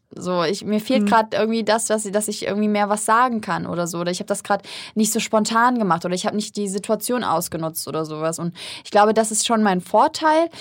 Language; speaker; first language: German; native; German